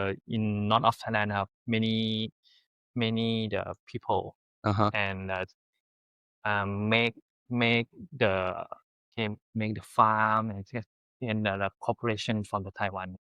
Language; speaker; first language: English; non-native, learner; Thai